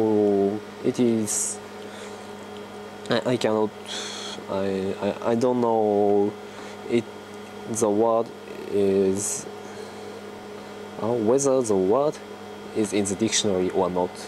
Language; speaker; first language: English; non-native, learner; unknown